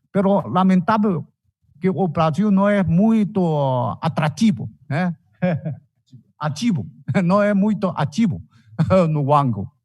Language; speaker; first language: Portuguese; non-native, fluent; Chinese